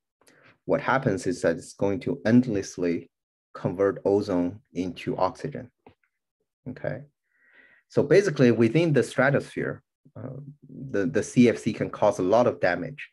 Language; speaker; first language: English; non-native, fluent; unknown